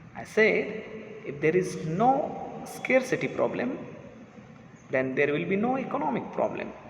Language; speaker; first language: English; non-native, local second language; Kannada